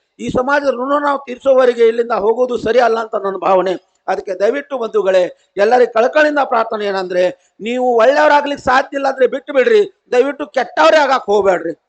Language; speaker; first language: Kannada; non-native, local second language; Marathi